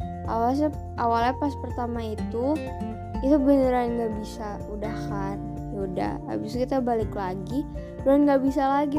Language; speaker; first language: Indonesian; early bilingual, heritage; Indonesian